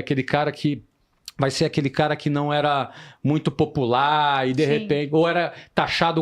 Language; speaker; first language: Portuguese; native; Portuguese